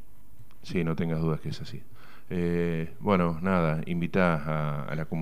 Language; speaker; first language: Spanish; native; Spanish